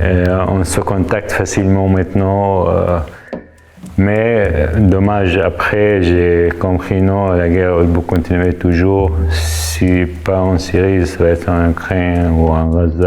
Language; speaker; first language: French; non-native, fluent; Arabic